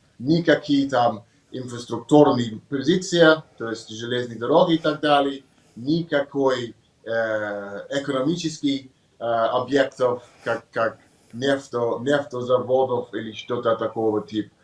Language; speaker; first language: Russian; non-native, learner; English